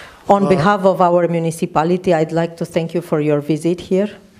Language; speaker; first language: English; non-native, fluent; Romanian